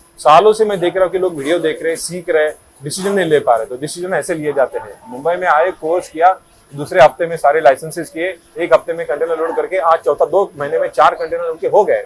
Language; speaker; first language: Hindi; non-native, local second language; Marathi